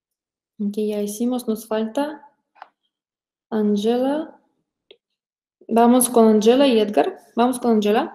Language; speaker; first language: Spanish; non-native, fluent; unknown